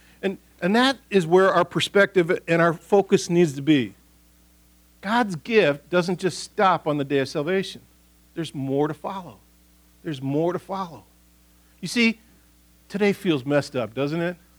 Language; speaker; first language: English; native; English